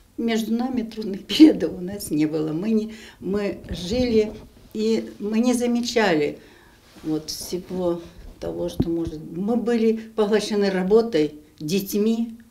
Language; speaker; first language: Russian; native; Russian